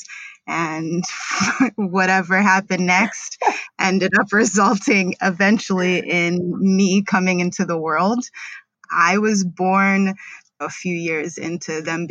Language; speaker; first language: English; native; English